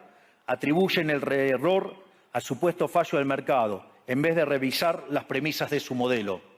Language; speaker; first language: Spanish; native; Spanish